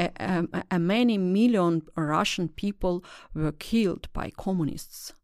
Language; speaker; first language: English; non-native, learner; Russian